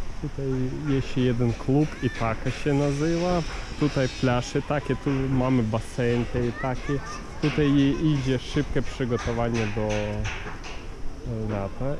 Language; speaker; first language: Polish; non-native, learner; Ukrainian